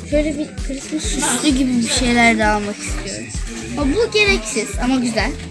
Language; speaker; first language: Turkish; early bilingual, heritage; Turkish